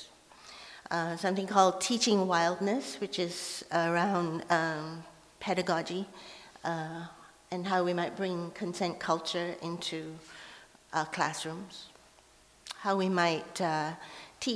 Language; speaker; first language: English; non-native, local second language; Min Nan Chinese